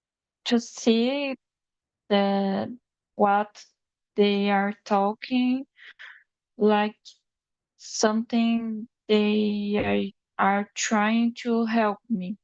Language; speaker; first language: English; non-native, learner; Portuguese